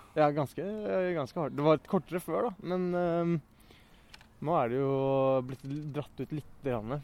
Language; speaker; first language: Norwegian; native; Norwegian